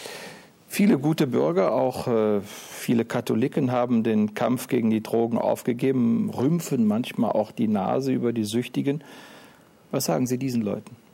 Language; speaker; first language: German; native; German